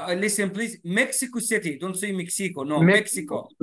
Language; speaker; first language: English; non-native, fluent; Arabic